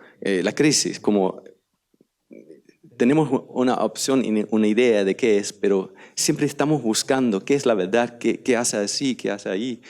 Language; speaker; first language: Spanish; non-native, learner; Danish